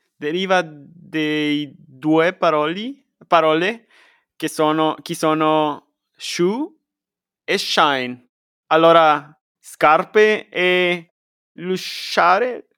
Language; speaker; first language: Italian; non-native, fluent; Spanish